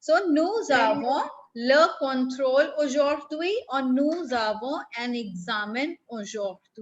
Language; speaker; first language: French; non-native, fluent; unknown